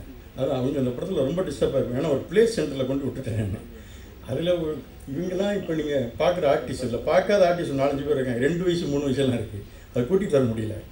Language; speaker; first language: Tamil; native; Tamil